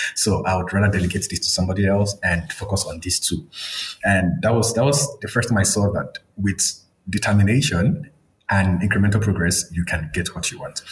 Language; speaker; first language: English; non-native, local second language; Yoruba